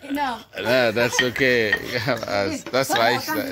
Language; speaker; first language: German; non-native, fluent; Indonesian